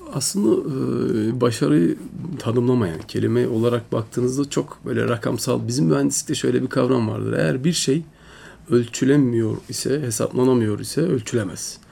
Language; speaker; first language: Turkish; early bilingual, heritage; Turkish